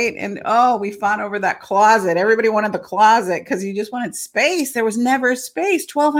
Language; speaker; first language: English; native; English